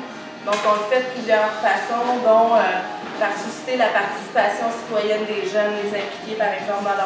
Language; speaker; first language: French; native; French